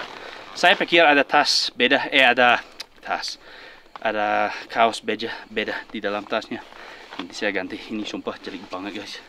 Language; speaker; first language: Indonesian; non-native, fluent; English